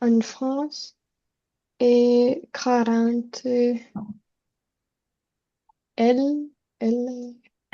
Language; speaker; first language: French; non-native, learner; Spanish